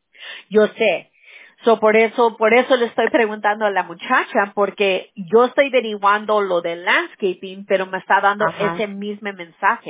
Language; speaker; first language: Spanish; early bilingual, heritage; Spanish